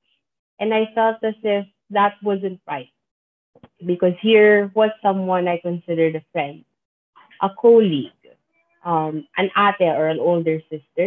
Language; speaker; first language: English; non-native, local second language; Filipino